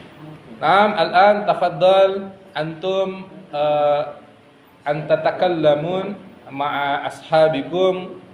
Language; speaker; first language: Arabic; non-native, fluent; Indonesian